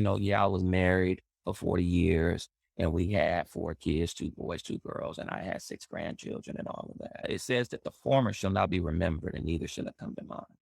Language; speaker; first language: English; native; English